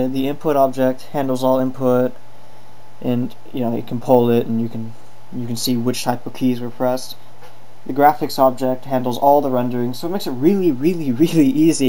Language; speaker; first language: English; native; English